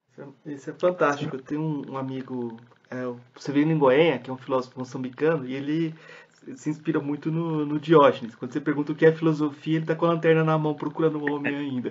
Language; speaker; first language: Portuguese; native; Portuguese